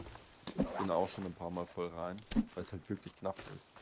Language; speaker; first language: German; native; German